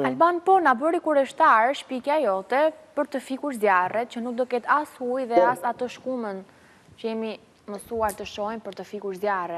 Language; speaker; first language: Albanian; native; Albanian